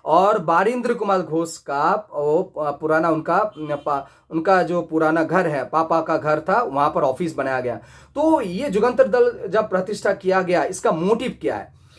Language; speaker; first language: Hindi; non-native, local second language; Bangla